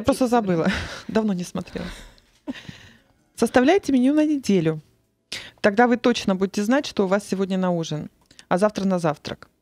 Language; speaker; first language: Russian; native; Russian